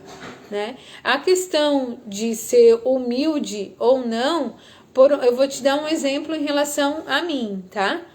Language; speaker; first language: Portuguese; native; Portuguese